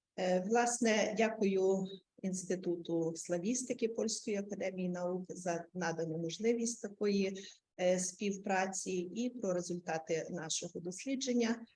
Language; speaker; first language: Ukrainian; native; Ukrainian